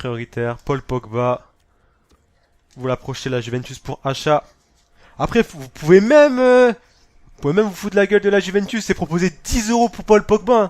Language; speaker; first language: French; native; French